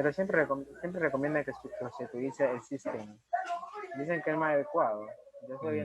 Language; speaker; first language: Spanish; native; Spanish